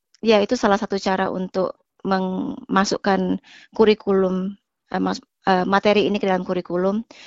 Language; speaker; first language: Indonesian; native; Indonesian